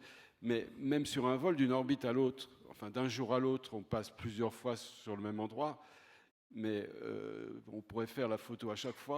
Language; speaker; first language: French; native; French